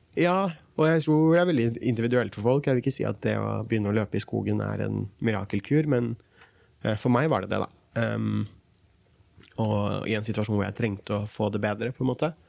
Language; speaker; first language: Norwegian; early bilingual, other home language; Kurdish